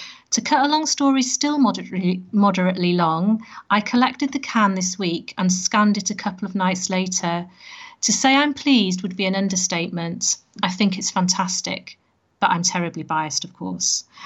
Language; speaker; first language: English; native; English